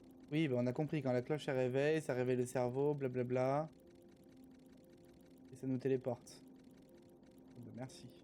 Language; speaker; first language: French; native; French